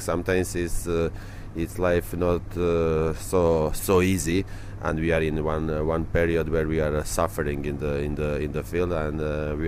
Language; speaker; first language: English; non-native, learner; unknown